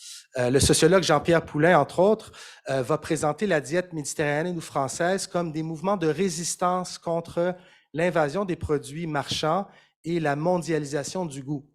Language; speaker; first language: French; native; French